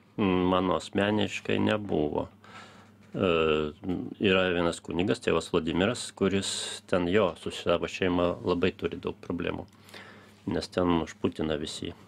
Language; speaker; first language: Lithuanian; early bilingual, heritage; Lithuanian